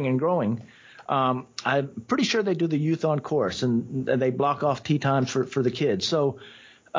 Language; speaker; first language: English; native; English